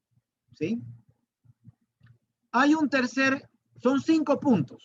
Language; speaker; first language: Spanish; native; Spanish